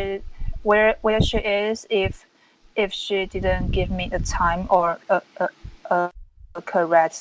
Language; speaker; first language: English; non-native, learner; Chinese